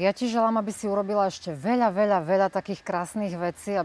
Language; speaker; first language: Slovak; native; Slovak